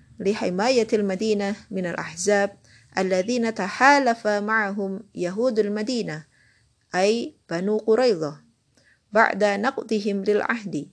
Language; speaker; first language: Arabic; non-native, learner; Indonesian